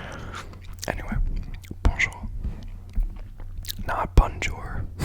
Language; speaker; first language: French; non-native, learner; English